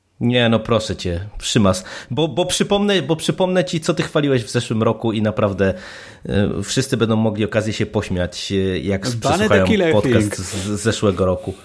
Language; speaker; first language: Polish; native; Polish